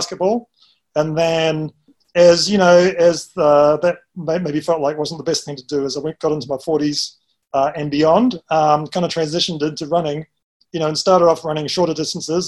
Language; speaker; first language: English; native; English